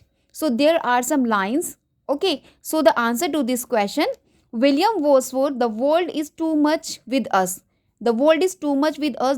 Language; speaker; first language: English; non-native, local second language; Hindi